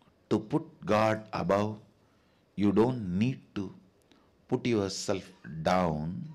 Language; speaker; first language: English; non-native, local second language; Tamil